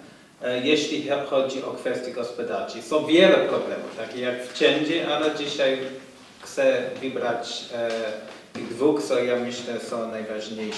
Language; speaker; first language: Polish; non-native, fluent; English